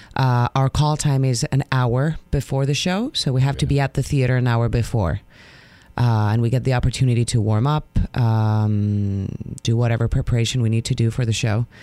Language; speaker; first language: English; non-native, fluent; Spanish